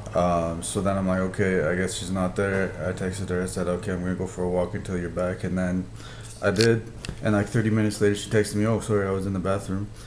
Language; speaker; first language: English; native; English